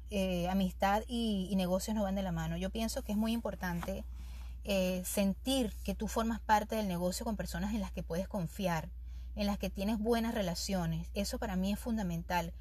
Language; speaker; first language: Spanish; native; Spanish